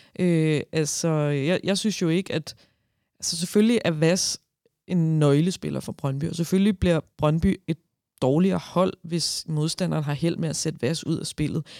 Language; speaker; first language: Danish; native; Danish